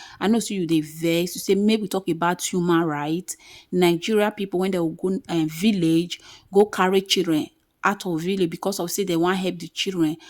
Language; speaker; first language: Nigerian Pidgin; native; Nigerian Pidgin